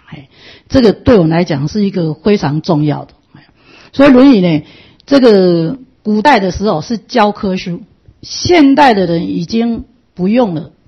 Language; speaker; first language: Chinese; non-native, local second language; Min Nan Chinese